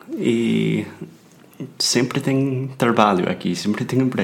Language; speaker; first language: Portuguese; non-native, fluent; English